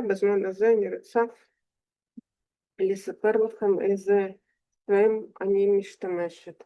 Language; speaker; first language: Hebrew; non-native, fluent; Russian